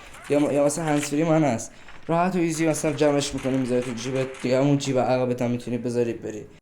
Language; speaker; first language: Persian; native; Persian